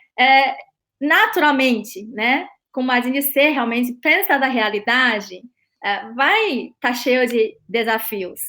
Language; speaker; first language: Portuguese; non-native, fluent; Chinese